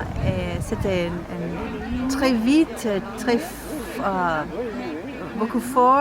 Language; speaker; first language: French; non-native, learner; English